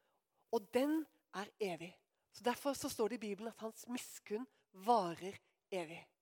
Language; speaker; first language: Norwegian; native; Norwegian